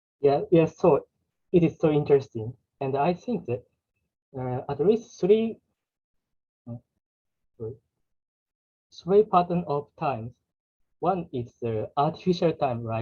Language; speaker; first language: English; non-native, learner; Japanese